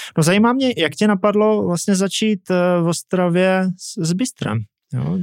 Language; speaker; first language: Czech; native; Czech